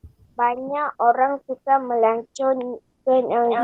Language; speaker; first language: Indonesian; non-native, local second language; Chinese